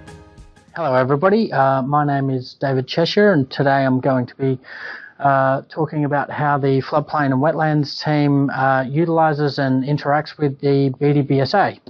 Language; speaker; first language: English; native; English